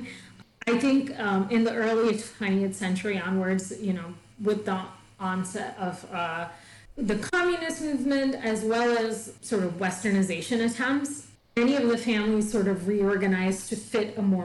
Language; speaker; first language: English; non-native, local second language; Malayalam